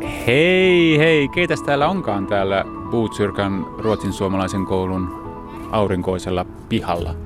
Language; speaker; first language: Finnish; native; Finnish